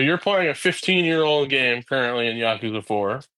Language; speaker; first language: English; native; English